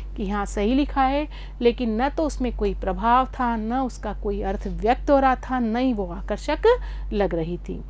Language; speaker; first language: Hindi; native; Hindi